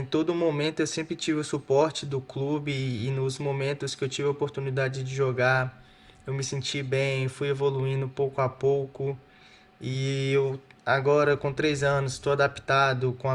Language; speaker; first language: Portuguese; native; Portuguese